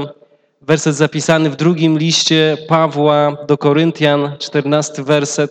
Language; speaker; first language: Polish; native; Polish